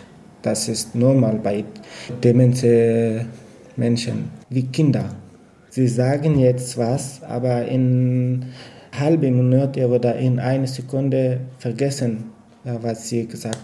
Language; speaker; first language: German; non-native, learner; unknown